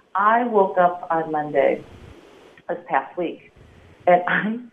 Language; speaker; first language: English; native; English